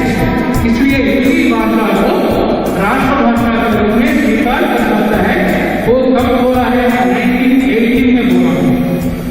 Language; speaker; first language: Hindi; non-native, local second language; Telugu